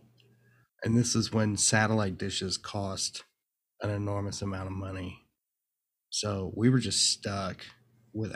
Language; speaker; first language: English; native; English